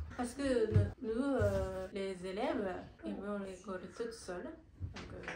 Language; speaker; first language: French; non-native, learner; Japanese